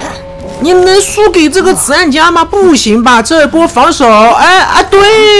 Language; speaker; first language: Chinese; native; Chinese